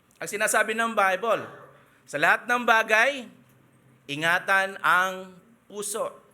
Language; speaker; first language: Filipino; native; Filipino